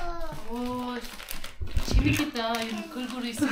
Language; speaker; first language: Korean; non-native, fluent; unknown